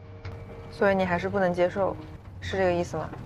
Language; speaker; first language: Chinese; native; Chinese